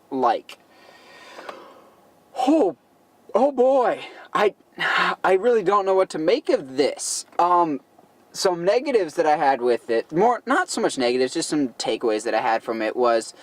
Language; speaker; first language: English; native; English